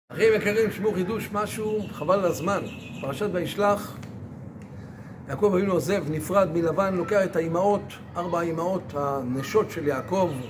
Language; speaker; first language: Hebrew; native; Hebrew